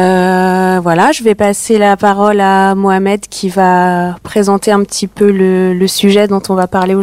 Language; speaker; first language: French; native; French